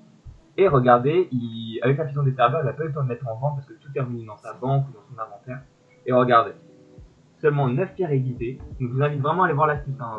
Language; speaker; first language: French; native; French